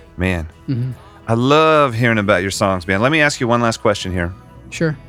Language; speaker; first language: English; early bilingual, other home language; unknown